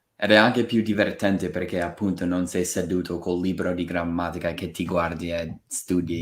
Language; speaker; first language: Italian; non-native, fluent; English